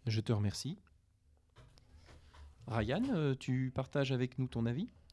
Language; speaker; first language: French; native; French